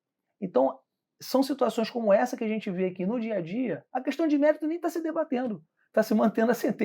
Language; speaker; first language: Portuguese; native; Portuguese